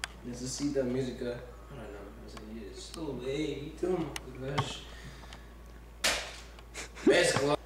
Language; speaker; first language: Spanish; non-native, learner; English